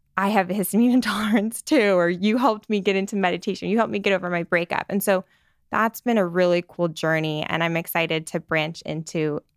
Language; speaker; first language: English; native; English